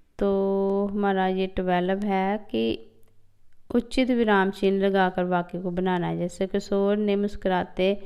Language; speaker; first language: Hindi; non-native, local second language; Punjabi